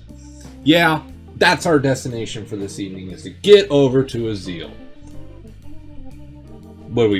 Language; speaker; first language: English; native; English